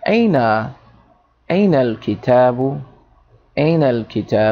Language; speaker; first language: Arabic; non-native, fluent; English